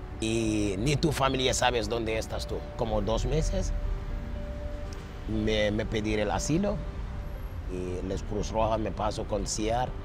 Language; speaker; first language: Spanish; non-native, learner; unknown